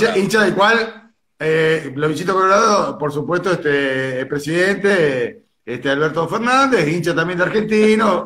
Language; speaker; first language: Spanish; native; Spanish